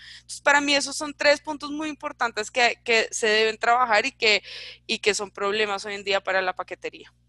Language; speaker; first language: Spanish; native; Spanish